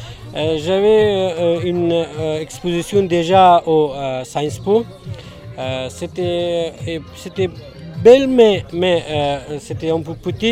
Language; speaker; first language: French; non-native, learner; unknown